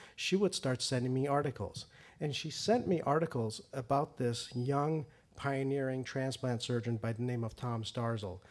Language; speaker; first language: English; early bilingual, other home language; Persian